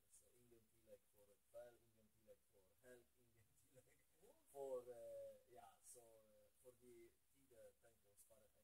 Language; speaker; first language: Norwegian; non-native, learner; Polish